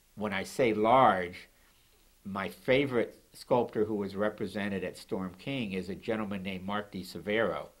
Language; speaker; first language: English; native; English